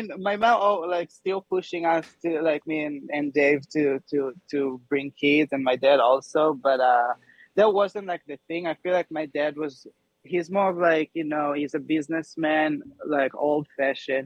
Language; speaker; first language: English; non-native, fluent; Hebrew